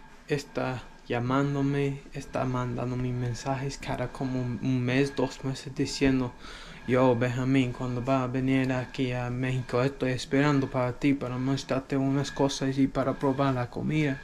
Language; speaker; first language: Spanish; non-native, learner; English